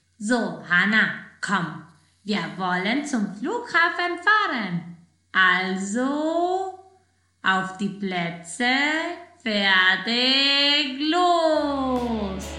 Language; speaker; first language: German; non-native, fluent; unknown